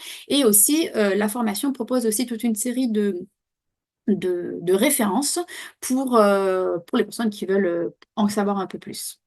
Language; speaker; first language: French; native; French